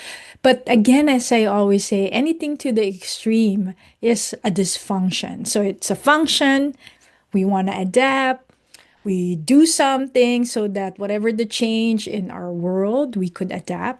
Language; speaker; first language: English; non-native, local second language; Filipino